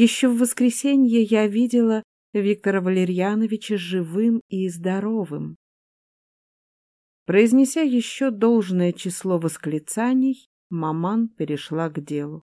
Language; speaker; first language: Russian; native; Russian